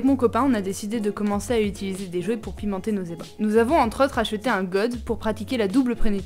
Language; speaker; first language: French; native; French